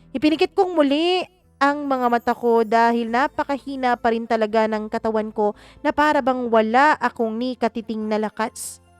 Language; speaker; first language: Filipino; non-native, local second language; Cebuano